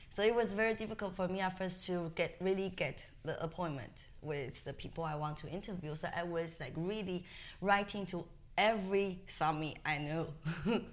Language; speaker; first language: English; non-native, fluent; Chinese